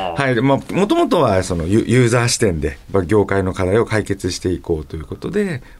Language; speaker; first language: Japanese; native; Japanese